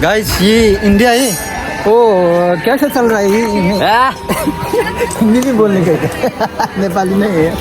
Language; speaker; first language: Hindi; non-native, learner; Nepali